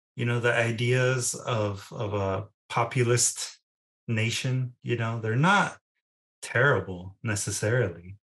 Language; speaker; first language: English; early bilingual, other home language; Spanish